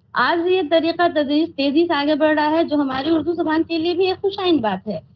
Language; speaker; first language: Urdu; native; Urdu